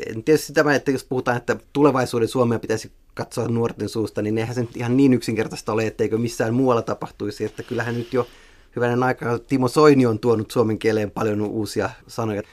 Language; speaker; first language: Finnish; native; Finnish